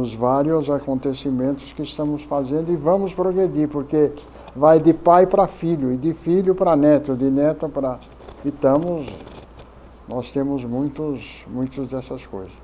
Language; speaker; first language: Portuguese; early bilingual, other home language; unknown